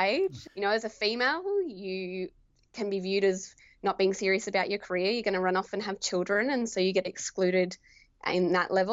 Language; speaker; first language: English; native; English